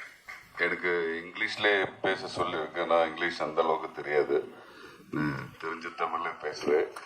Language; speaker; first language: Tamil; non-native, learner; Malayalam